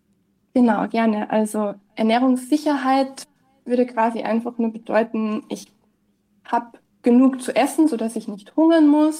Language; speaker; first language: German; native; German